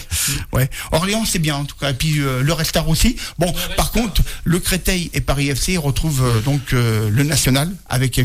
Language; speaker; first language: French; native; French